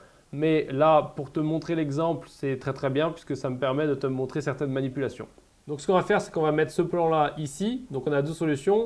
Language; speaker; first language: French; native; French